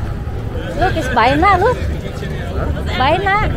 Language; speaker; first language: Dutch; non-native, learner; Indonesian